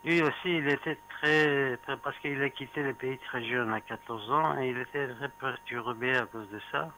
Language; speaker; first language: French; non-native, fluent; Persian